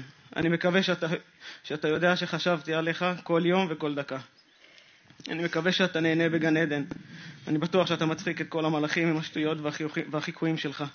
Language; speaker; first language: Hebrew; native; Hebrew